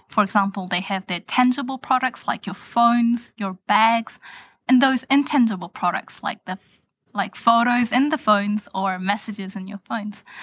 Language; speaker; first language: English; native; English